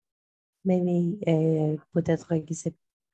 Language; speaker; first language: French; non-native, learner; Spanish